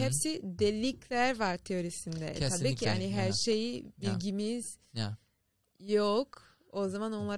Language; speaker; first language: Turkish; non-native, learner; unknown